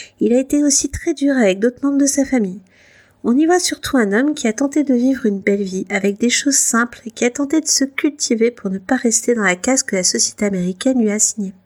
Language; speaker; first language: French; native; French